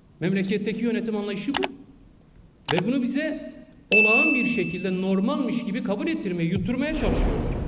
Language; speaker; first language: Turkish; non-native, local second language; Kurdish